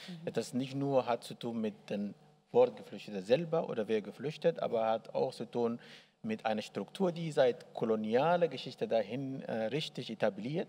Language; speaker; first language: German; non-native, learner; Arabic